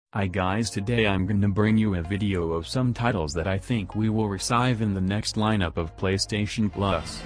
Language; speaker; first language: English; non-native, fluent; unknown